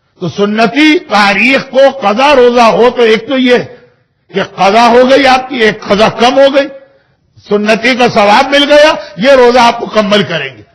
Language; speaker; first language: Urdu; native; Urdu